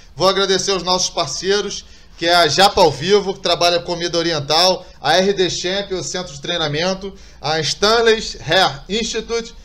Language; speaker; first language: Portuguese; native; Portuguese